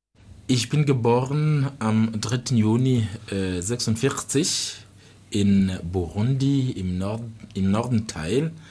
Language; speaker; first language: German; non-native, fluent; Rundi